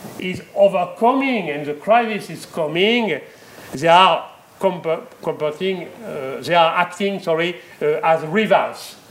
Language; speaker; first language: English; non-native, fluent; French